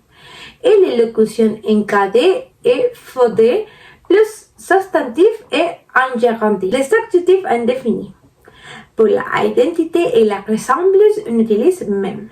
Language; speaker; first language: French; non-native, learner; Spanish